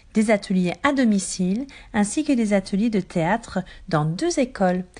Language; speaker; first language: French; native; French